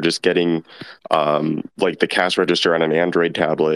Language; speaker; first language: English; native; English